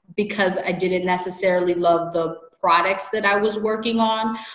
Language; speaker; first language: English; native; English